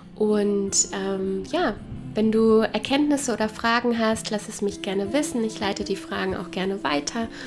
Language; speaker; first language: German; native; German